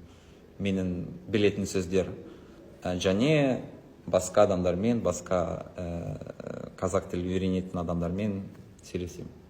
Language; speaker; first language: Kazakh; non-native, learner; Lithuanian